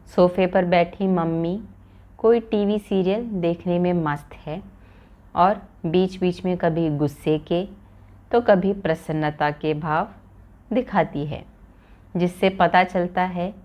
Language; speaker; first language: Hindi; non-native, local second language; Malayalam